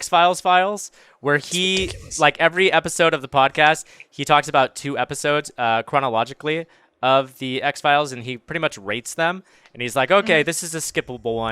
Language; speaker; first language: English; native; English